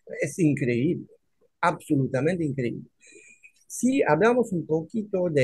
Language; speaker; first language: Spanish; non-native, fluent; French